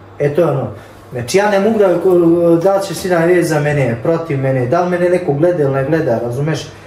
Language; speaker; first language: Serbian; early bilingual, heritage; Serbian